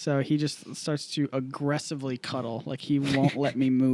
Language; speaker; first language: English; native; English